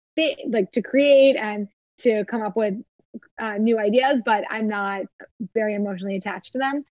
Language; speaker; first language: English; native; English